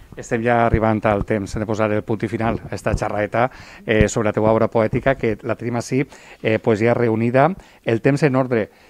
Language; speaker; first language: Catalan; native; Catalan